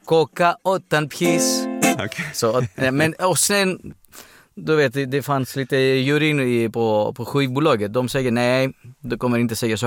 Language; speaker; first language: Swedish; non-native, fluent; Greek